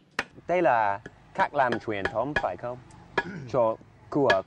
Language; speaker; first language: Vietnamese; non-native, learner; English